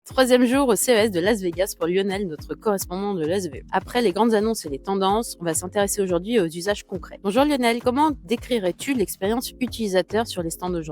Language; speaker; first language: French; native; French